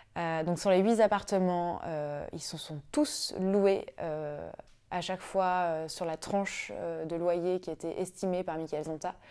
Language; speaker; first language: French; native; French